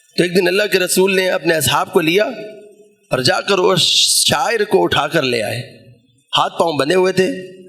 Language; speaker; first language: Urdu; non-native, local second language; Punjabi